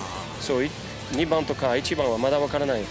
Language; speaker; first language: Japanese; non-native, learner; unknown